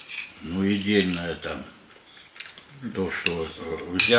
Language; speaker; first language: Russian; native; Russian